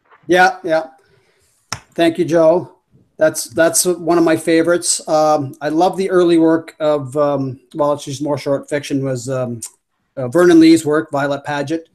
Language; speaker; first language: English; native; English